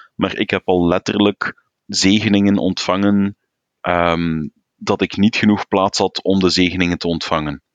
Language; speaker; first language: Dutch; native; Dutch